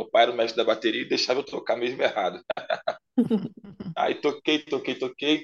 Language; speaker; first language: Portuguese; native; Portuguese